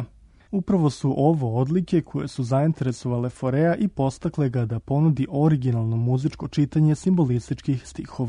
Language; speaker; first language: Croatian; native; Croatian